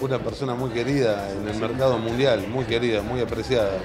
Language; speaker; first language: Spanish; native; Spanish